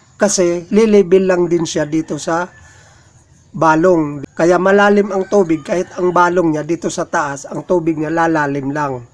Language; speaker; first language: Filipino; non-native, local second language; Cebuano